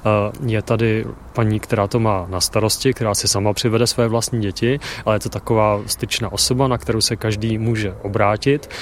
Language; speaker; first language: Czech; native; Czech